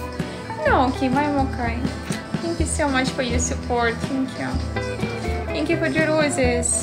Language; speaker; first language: English; non-native, learner; Ukrainian